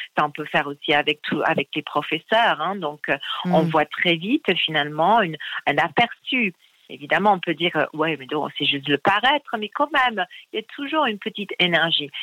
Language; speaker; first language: French; non-native, fluent; English